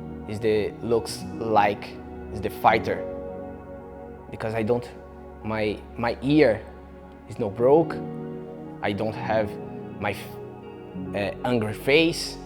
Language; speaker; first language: English; non-native, learner; Portuguese